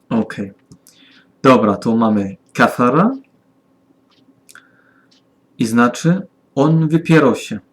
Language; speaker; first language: Polish; non-native, learner; German